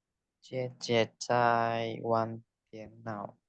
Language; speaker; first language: Chinese; non-native, learner; Indonesian